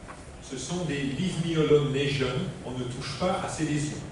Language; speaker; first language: French; native; French